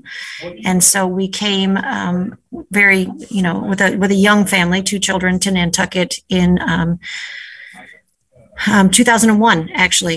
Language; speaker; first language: English; native; English